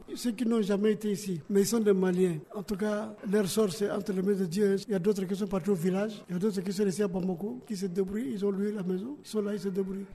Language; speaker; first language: French; non-native, local second language; Soninke